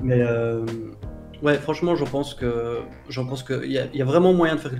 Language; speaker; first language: French; native; French